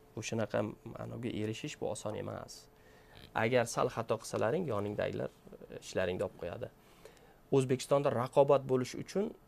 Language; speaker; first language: Uzbek; native; Uzbek